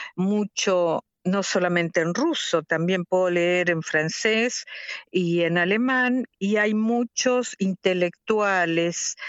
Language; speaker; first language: Spanish; native; Spanish